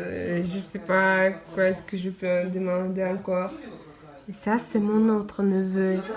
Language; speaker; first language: French; non-native, fluent; Russian